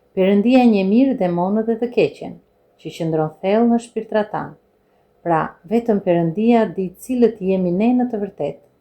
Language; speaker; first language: Albanian; non-native, fluent; English